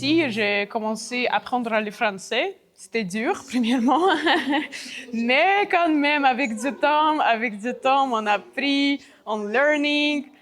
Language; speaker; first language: French; non-native, learner; Ukrainian